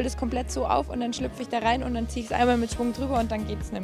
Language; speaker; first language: German; native; German